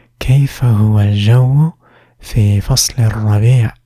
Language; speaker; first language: Arabic; non-native, fluent; English